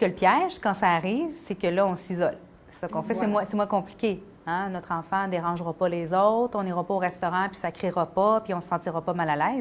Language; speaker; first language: French; native; French